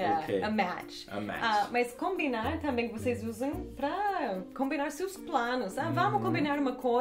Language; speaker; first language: Portuguese; non-native, fluent; English